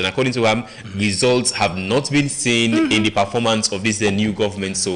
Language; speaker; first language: English; non-native, local second language; Krio